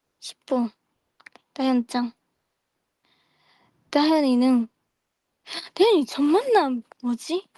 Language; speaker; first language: Korean; non-native, fluent; Japanese